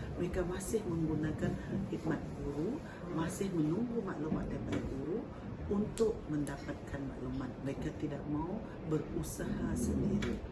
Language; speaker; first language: Malay; non-native, local second language; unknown